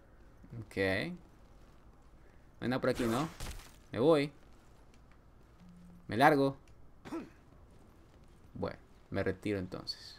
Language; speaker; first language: Spanish; native; Spanish